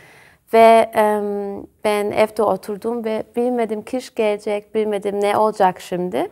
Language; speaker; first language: Turkish; early bilingual, heritage; Turkish